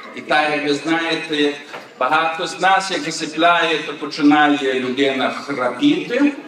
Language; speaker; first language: Ukrainian; early bilingual, heritage; Ukrainian